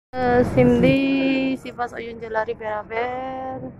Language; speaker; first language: Turkish; non-native, learner; Indonesian